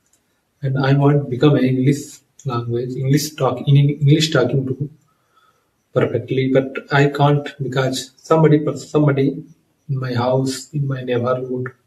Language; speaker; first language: English; non-native, learner; Hindi